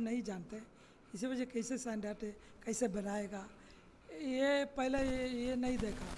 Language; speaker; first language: Hindi; non-native, learner; Malayalam